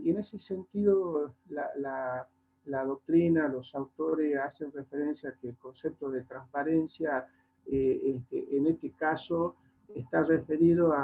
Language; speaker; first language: Spanish; native; Spanish